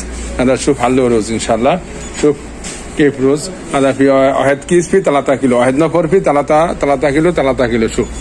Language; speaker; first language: Arabic; non-native, learner; Bangla